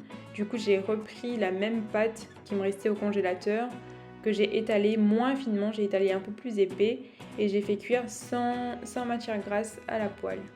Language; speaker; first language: French; native; French